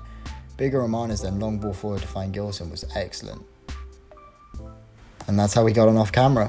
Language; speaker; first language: English; native; English